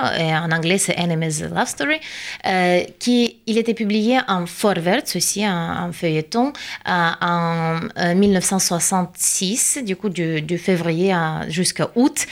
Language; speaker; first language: French; non-native, fluent; Russian